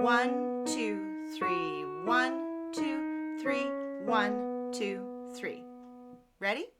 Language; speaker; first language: English; native; English